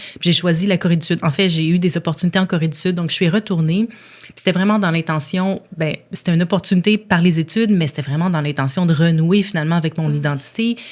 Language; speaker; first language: French; native; French